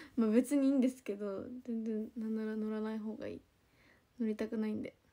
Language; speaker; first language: Japanese; native; Japanese